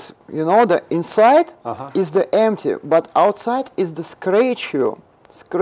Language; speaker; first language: English; non-native, learner; Russian